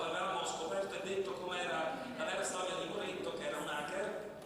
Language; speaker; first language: Italian; native; Italian